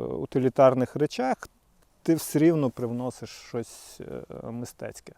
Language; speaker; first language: Ukrainian; native; Ukrainian